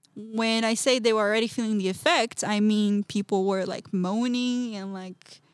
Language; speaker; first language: English; non-native, fluent; Portuguese